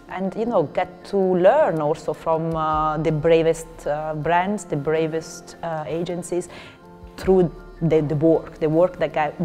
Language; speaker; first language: English; non-native, fluent; Italian